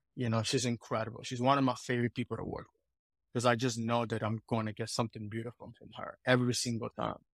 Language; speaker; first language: English; early bilingual, heritage; Italian